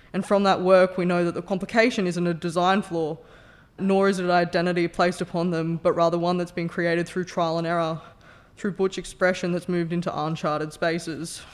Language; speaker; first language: English; native; English